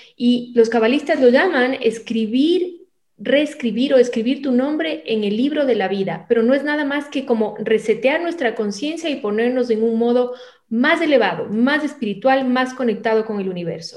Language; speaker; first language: Spanish; native; Spanish